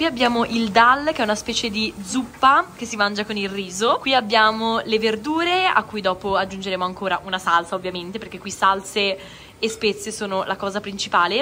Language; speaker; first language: Italian; native; Italian